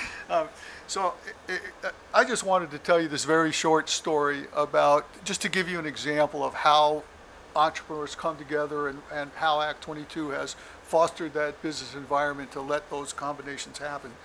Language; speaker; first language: English; native; English